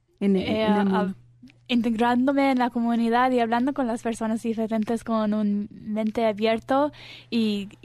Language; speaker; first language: Spanish; early bilingual, heritage; Spanish